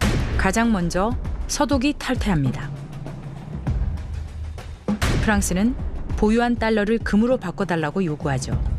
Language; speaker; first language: Korean; native; Korean